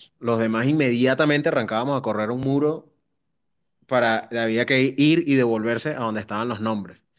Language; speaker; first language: Spanish; native; Spanish